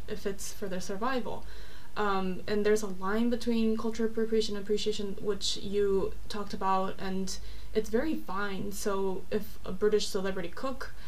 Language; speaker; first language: English; non-native, fluent; Korean